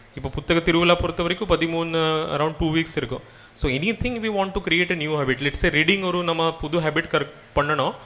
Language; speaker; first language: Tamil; non-native, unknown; Marathi